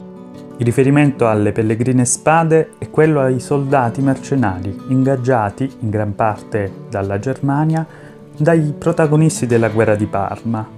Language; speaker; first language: Italian; native; Italian